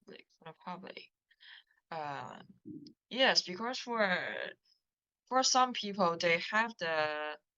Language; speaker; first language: English; non-native, learner; Chinese